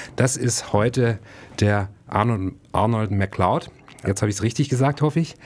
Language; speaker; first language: German; native; German